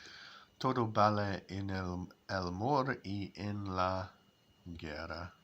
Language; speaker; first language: Spanish; non-native, learner; English